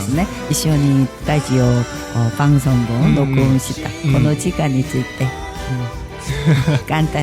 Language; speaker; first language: Japanese; non-native, learner; Korean